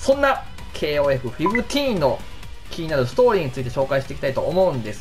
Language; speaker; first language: Japanese; native; Japanese